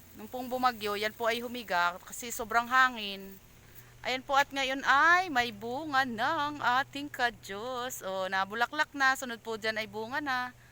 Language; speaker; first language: Filipino; native; Filipino